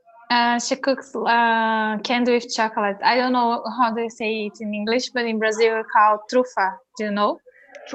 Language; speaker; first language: English; non-native, learner; Portuguese